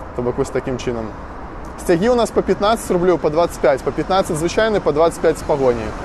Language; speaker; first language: Belarusian; non-native, local second language; Russian